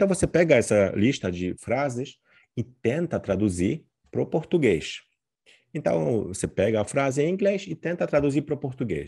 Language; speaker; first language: Portuguese; non-native, fluent; Polish